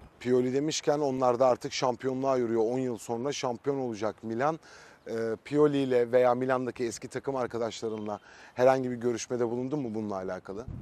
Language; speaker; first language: Turkish; native; Turkish